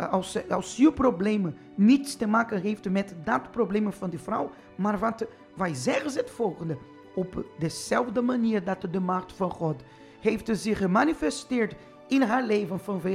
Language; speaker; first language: Dutch; non-native, fluent; Portuguese